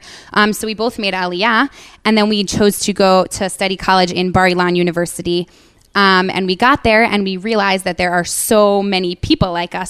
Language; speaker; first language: English; native; English